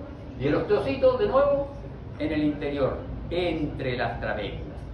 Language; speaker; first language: Spanish; native; Spanish